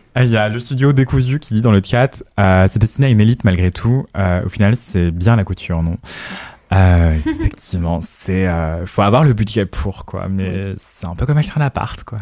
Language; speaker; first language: French; native; French